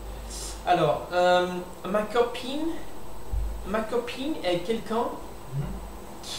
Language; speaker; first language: French; non-native, learner; English